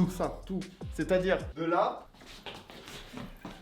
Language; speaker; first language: French; native; French